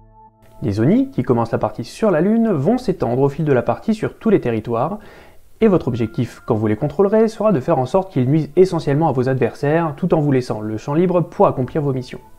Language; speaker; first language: French; native; French